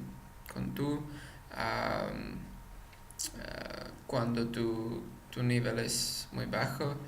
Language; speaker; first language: Spanish; non-native, learner; Czech